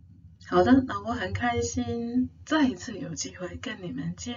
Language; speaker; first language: Chinese; non-native, fluent; English